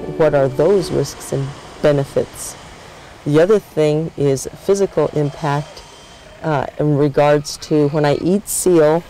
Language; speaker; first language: English; native; English